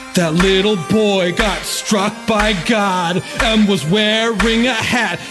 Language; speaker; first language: English; native; English